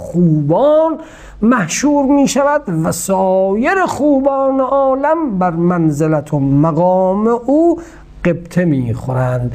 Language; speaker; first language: Persian; native; Persian